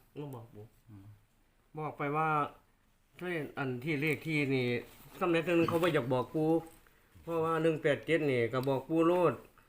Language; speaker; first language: Thai; native; Thai